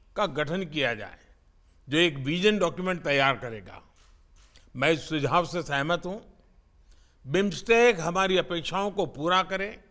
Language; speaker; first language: Hindi; native; Hindi